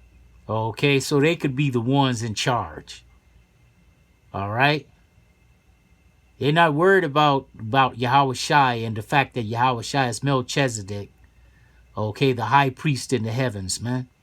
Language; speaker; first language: English; native; English